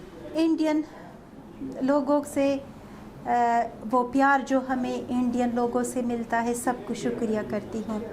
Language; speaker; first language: Hindi; non-native, fluent; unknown